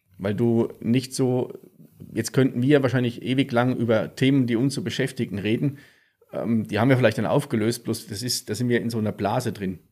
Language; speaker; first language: German; native; German